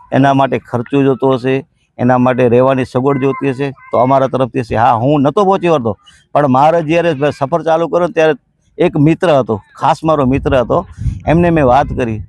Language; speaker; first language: Gujarati; non-native, local second language; Kachhi